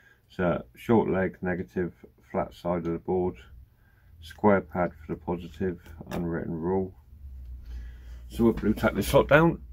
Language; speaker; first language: English; native; English